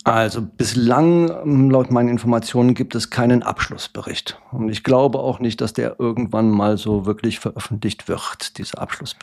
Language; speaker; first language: German; native; German